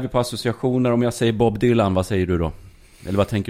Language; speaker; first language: Swedish; native; Swedish